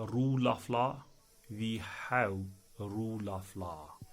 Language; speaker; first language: English; non-native, local second language; Hindi